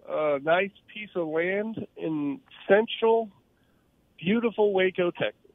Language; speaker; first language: English; native; English